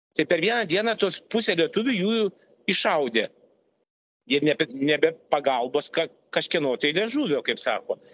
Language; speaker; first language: Lithuanian; non-native, local second language; Russian